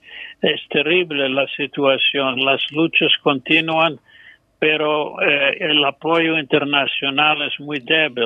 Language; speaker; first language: Spanish; non-native, fluent; English